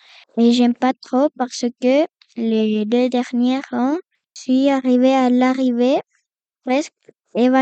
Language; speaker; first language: French; non-native, fluent; Spanish